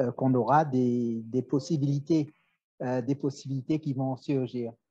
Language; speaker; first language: French; native; French